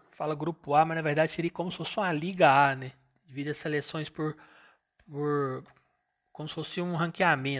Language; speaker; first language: Portuguese; native; Portuguese